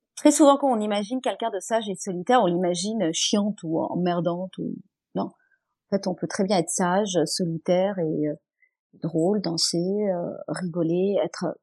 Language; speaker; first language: French; non-native, local second language; Arabic